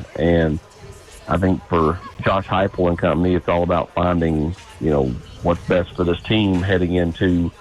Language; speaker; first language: English; native; English